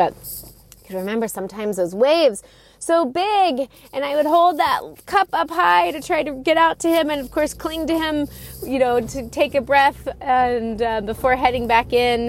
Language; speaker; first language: English; native; English